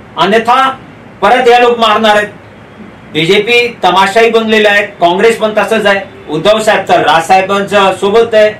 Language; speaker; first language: Marathi; non-native, local second language; Hindi